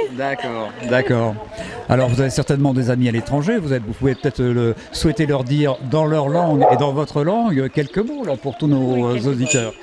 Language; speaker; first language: French; native; French